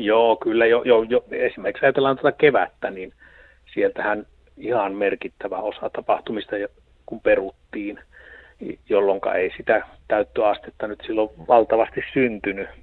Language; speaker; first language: Finnish; native; Finnish